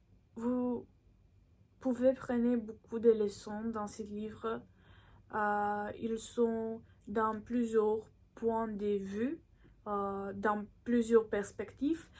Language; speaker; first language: French; non-native, learner; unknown